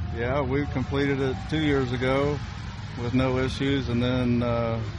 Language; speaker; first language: English; native; English